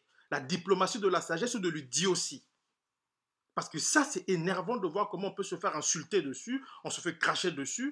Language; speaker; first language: French; non-native, local second language; Lingala